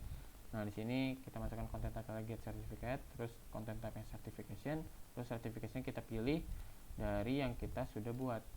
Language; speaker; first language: Indonesian; native; Indonesian